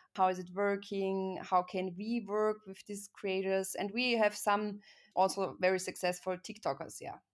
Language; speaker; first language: English; non-native, fluent; German